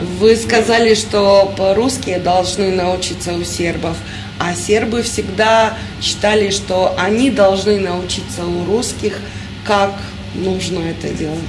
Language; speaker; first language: Russian; non-native, fluent; Serbian